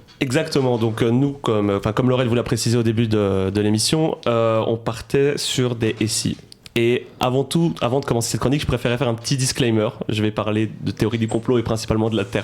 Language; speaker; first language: French; native; French